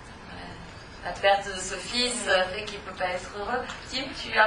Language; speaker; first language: French; native; French